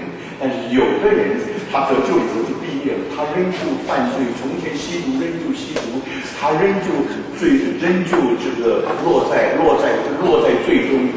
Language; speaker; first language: Chinese; native; Chinese